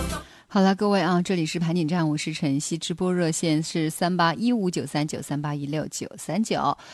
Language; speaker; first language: Chinese; native; Chinese